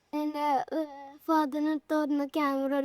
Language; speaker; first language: Malayalam; early bilingual, heritage; Malayalam